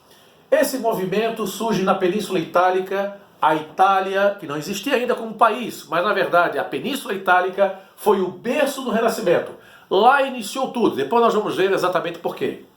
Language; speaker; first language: Portuguese; native; Portuguese